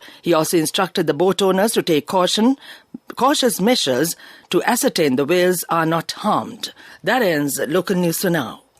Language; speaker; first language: English; non-native, local second language; Sinhala